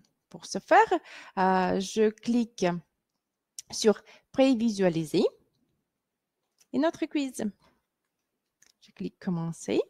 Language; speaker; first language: French; non-native, fluent; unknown